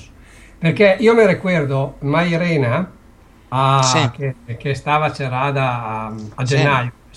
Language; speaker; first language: Spanish; non-native, learner; Italian